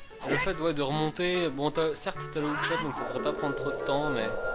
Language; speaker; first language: French; native; French